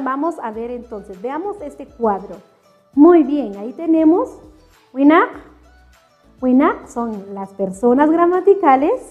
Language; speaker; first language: Spanish; non-native, local second language; Kʼicheʼ